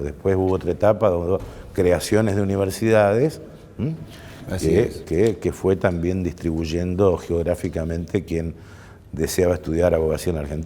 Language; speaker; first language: Spanish; native; Spanish